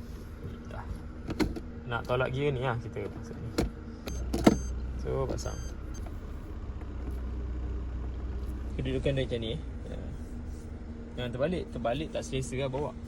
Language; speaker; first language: Malay; native; Malay